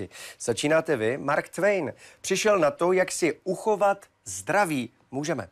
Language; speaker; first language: Czech; native; Czech